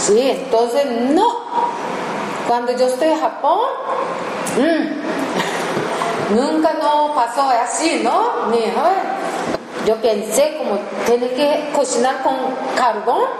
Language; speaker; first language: Spanish; non-native, learner; Japanese